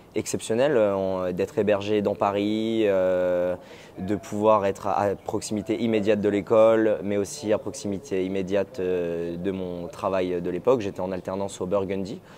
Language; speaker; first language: French; native; French